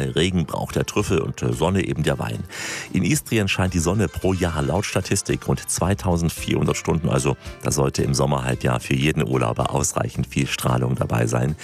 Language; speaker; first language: German; native; German